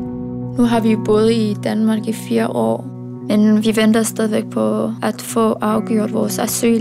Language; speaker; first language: Danish; early bilingual, other home language; Persian